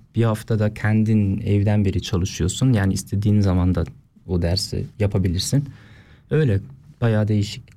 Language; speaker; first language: Turkish; early bilingual, heritage; Turkish